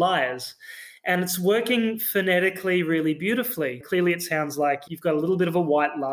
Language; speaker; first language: English; native; English